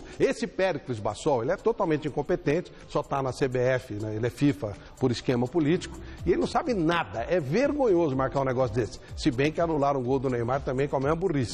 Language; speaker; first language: Portuguese; native; Portuguese